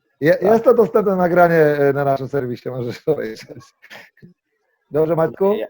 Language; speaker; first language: Polish; native; Polish